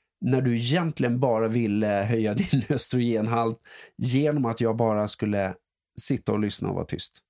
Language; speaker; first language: Swedish; native; Swedish